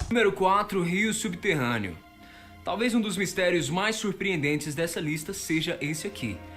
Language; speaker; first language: Portuguese; native; Portuguese